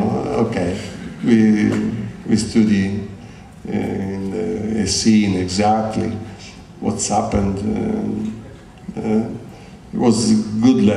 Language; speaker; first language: English; non-native, learner; Italian